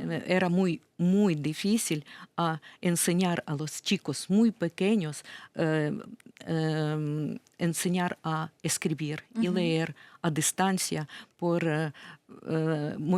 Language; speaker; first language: Spanish; non-native, fluent; Ukrainian